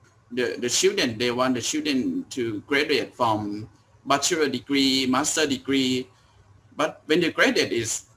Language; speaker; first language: English; non-native, learner; Thai